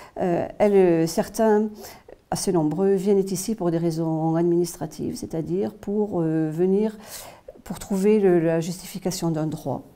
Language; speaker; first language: French; native; French